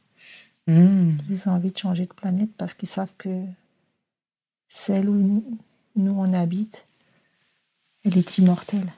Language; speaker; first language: French; native; French